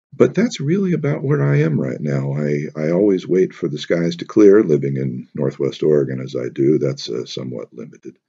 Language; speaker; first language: English; native; English